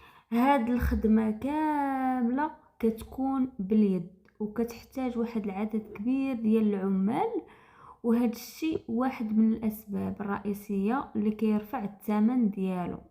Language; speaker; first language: Arabic; native; Arabic